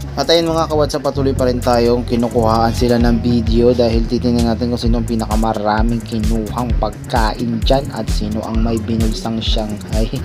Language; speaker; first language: Filipino; non-native, local second language; Cebuano